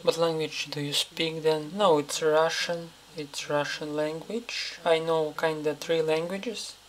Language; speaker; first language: English; non-native, fluent; Russian